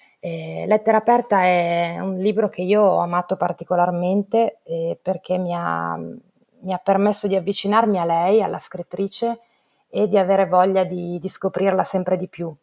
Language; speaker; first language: Italian; native; Italian